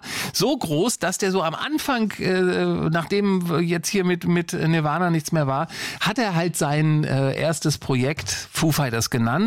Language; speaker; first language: German; native; German